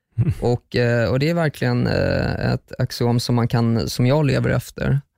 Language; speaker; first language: Swedish; early bilingual, other home language; German